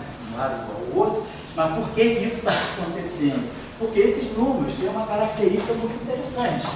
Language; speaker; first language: Portuguese; native; Portuguese